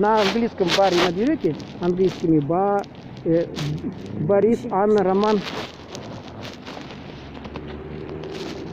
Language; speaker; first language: Russian; native; Russian